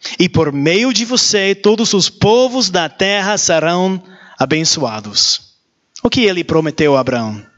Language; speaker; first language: Portuguese; non-native, learner; English